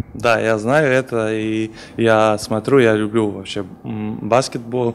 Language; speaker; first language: Russian; non-native, fluent; Serbian